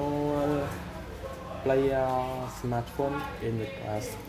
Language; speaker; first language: English; non-native, learner; Vietnamese